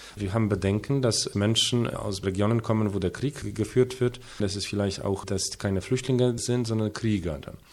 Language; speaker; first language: German; non-native, fluent; Polish